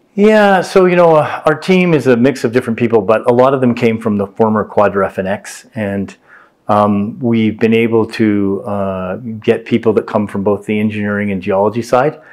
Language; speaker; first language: English; native; English